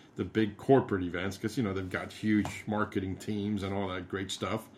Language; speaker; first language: English; early bilingual, other home language; Spanish